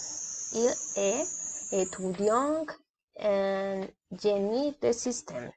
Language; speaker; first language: French; non-native, learner; Spanish